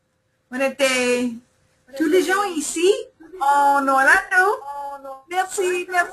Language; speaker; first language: French; non-native, learner; English